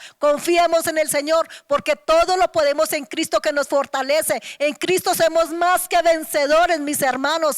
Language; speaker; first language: Spanish; native; Spanish